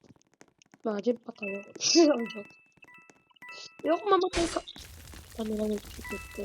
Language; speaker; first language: Filipino; native; Filipino